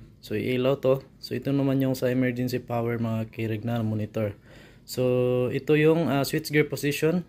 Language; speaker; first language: Filipino; non-native, local second language; Cebuano